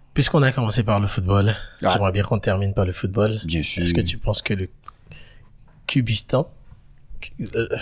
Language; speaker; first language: French; native; French